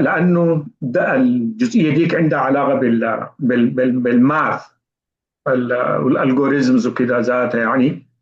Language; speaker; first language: Arabic; native; Arabic